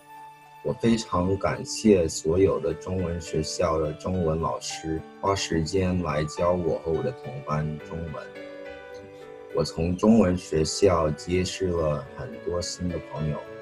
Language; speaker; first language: Chinese; early bilingual, heritage; Chinese